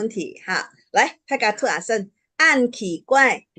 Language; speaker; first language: Chinese; non-native, local second language; Hakka Chinese